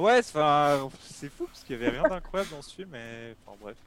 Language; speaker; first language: French; native; French